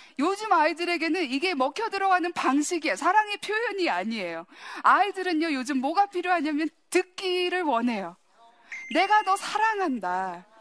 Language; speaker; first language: Korean; early bilingual, heritage; Korean